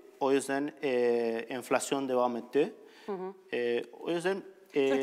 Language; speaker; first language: Turkish; non-native, learner; Spanish